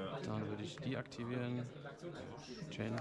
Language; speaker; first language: German; native; German